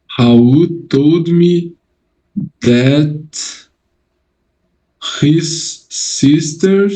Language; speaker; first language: English; non-native, learner; Portuguese